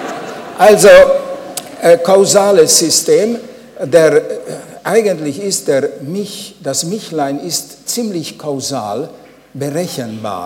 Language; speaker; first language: German; non-native, fluent; Hungarian